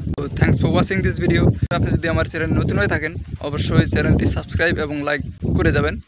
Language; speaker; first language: Bangla; non-native, local second language; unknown